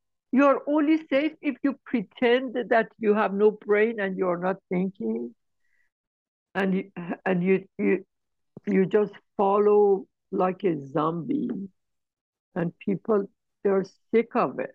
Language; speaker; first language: English; non-native, fluent; Persian